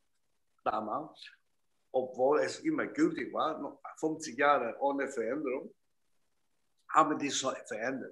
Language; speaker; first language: German; non-native, fluent; Chinese